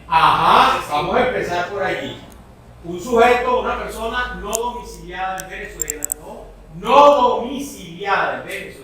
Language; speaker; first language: Spanish; native; Spanish